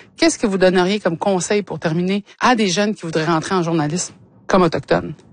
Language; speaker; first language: French; native; French